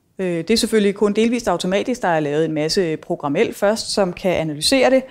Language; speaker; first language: Danish; native; Danish